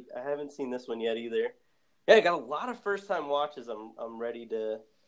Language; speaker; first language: English; native; English